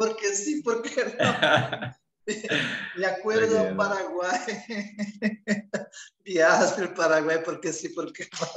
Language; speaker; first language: Spanish; non-native, learner; Portuguese